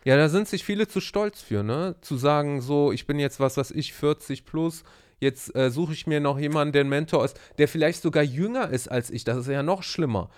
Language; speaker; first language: German; native; German